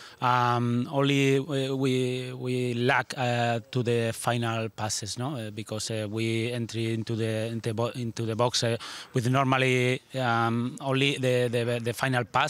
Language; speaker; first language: English; non-native, learner; Spanish